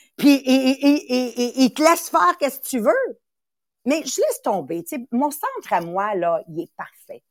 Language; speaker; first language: French; early bilingual, other home language; Italian